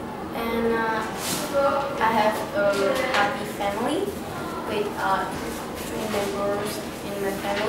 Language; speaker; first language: English; non-native, learner; Vietnamese